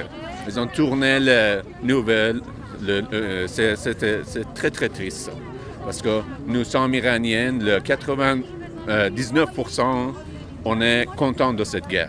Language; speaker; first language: French; non-native, local second language; Persian